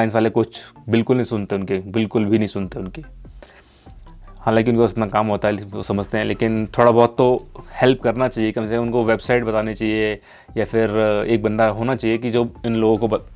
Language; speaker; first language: Hindi; native; Hindi